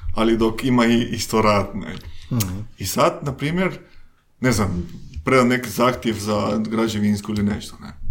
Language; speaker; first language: Croatian; non-native, fluent; Spanish